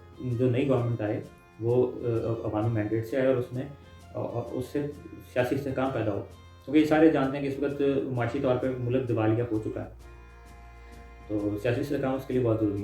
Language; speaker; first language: Urdu; native; Urdu